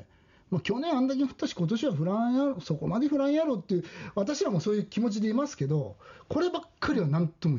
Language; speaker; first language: Japanese; native; Japanese